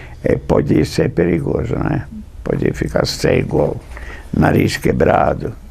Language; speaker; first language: Portuguese; non-native, fluent; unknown